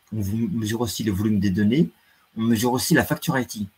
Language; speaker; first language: French; native; French